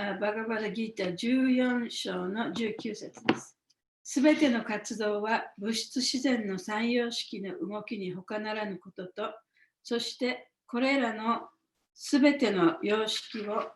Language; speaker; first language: Japanese; native; Japanese